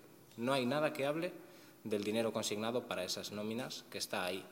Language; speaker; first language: Spanish; native; Spanish